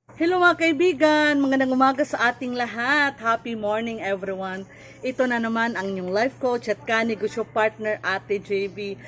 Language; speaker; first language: Filipino; non-native, local second language; Cebuano